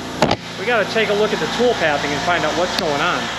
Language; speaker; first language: English; native; English